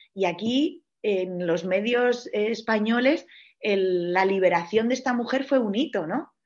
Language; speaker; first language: Spanish; native; Spanish